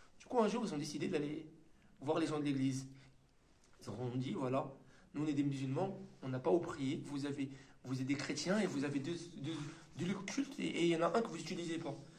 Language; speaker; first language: French; native; French